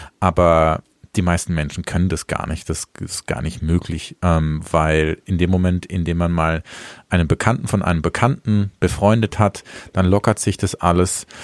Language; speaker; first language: German; native; German